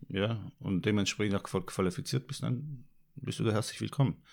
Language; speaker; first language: German; non-native, fluent; Turkish